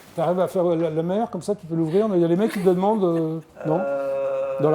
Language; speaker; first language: French; native; French